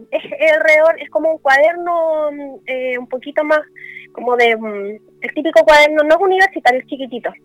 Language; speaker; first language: Spanish; native; Spanish